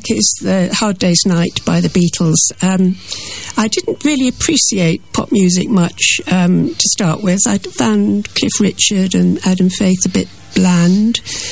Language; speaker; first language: English; native; English